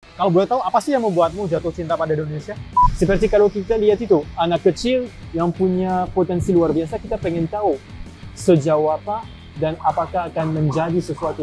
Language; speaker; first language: Indonesian; non-native, fluent; French